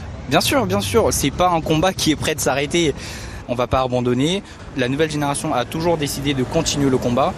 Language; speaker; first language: French; early bilingual, other home language; Tibetan